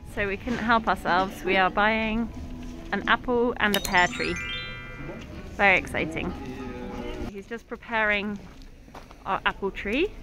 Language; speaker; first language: English; native; English